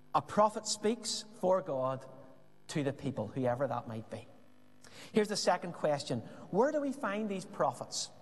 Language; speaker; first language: English; native; English